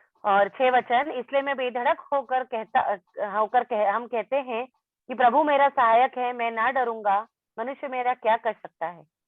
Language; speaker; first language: Hindi; native; Hindi